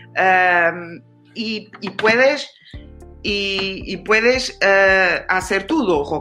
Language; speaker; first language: Spanish; non-native, learner; Portuguese